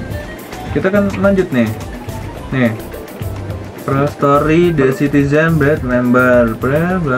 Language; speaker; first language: Indonesian; native; Indonesian